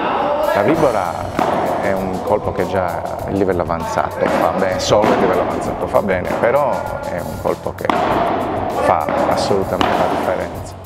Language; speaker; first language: Italian; native; Italian